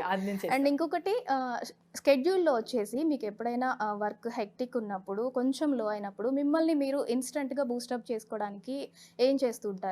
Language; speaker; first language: Telugu; native; Telugu